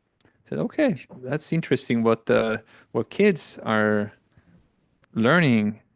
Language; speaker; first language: English; non-native, fluent; Italian